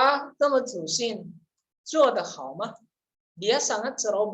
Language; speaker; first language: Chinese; non-native, fluent; Indonesian